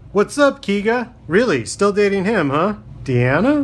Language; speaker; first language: English; native; English